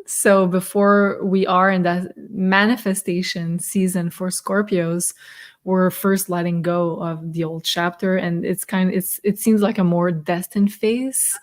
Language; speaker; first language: English; non-native, fluent; French